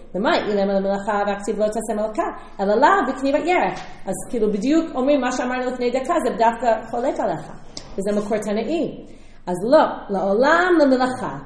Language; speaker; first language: Hebrew; native; Hebrew